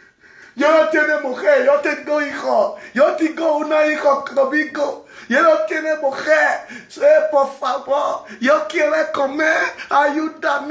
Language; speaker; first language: Spanish; non-native, learner; Bini